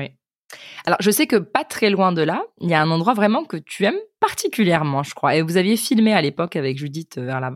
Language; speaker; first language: French; native; French